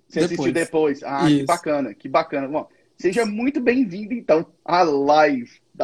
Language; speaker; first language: Portuguese; native; Portuguese